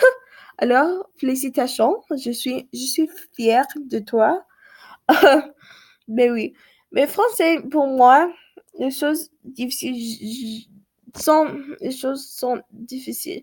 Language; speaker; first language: French; non-native, learner; English